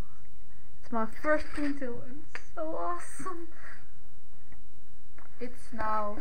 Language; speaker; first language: English; non-native, learner; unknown